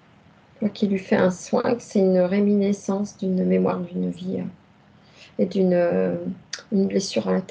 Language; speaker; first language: French; native; French